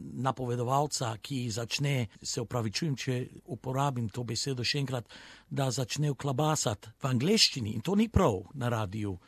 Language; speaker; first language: Slovenian; early bilingual, other home language; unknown